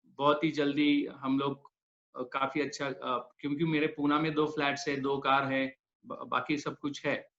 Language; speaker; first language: Hindi; non-native, local second language; Marathi